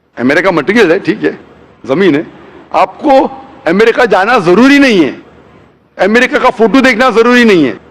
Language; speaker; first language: Hindi; non-native, local second language; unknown